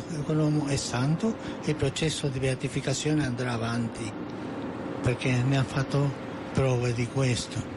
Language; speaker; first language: Italian; non-native, fluent; Spanish